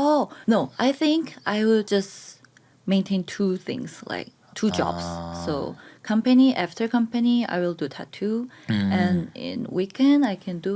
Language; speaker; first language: English; non-native, learner; Korean